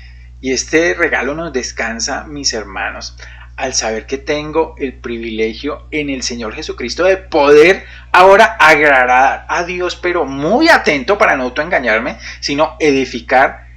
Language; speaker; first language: Spanish; native; Spanish